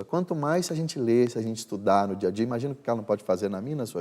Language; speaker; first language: Portuguese; native; Portuguese